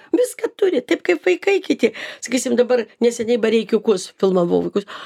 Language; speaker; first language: Lithuanian; native; Lithuanian